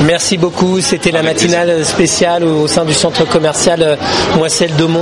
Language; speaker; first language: French; native; French